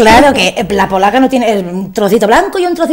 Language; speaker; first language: Spanish; native; Spanish